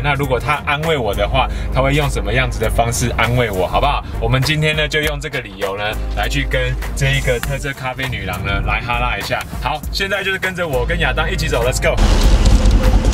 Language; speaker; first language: Chinese; native; Chinese